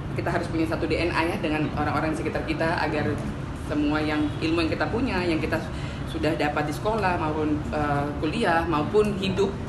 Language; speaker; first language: Indonesian; native; Indonesian